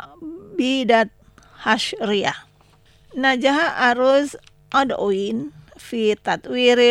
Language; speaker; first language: Arabic; non-native, learner; Indonesian